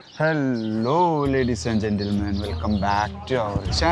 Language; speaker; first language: English; non-native, local second language; Malayalam